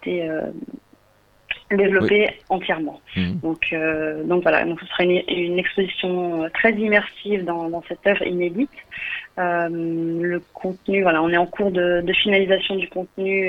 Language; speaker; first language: French; native; French